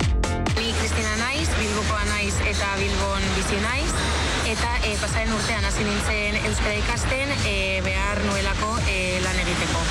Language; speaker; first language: Basque; non-native, local second language; Spanish